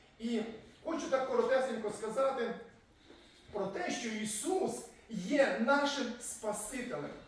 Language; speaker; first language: Ukrainian; native; Ukrainian